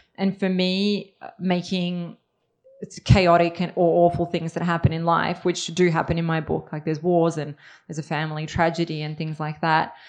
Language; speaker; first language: English; early bilingual, other home language; Serbian